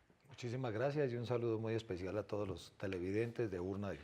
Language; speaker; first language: Spanish; native; Spanish